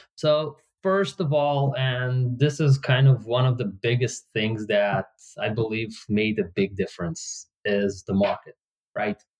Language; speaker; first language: English; non-native, fluent; Hebrew